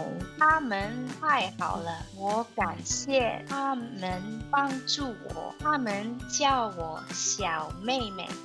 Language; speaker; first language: Chinese; non-native, learner; English